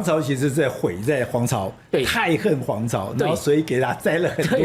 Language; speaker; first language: Chinese; native; Chinese